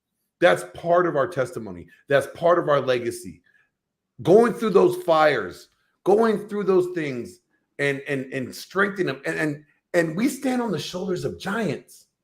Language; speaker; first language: English; native; English